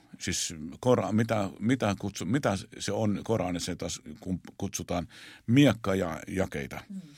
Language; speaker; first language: Finnish; non-native, fluent; Arabic